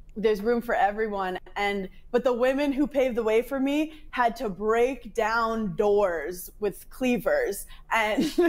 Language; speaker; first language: English; native; English